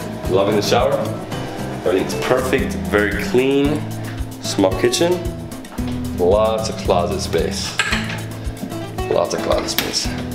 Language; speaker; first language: English; early bilingual, other home language; Spanish